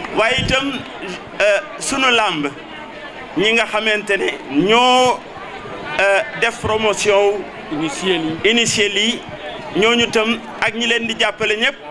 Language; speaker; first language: Wolof; native; Wolof